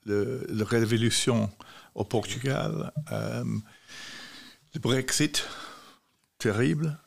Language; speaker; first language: French; non-native, fluent; English